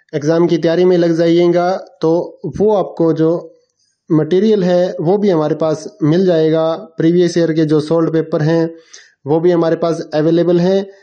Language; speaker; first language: Hindi; native; Hindi